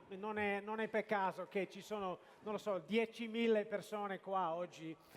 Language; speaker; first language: Italian; non-native, fluent; English